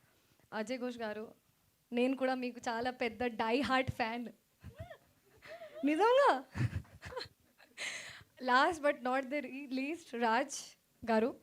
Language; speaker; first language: Telugu; non-native, fluent; Hindi